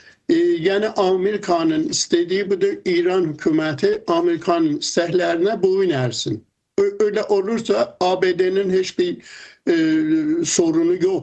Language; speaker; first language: Turkish; non-native, fluent; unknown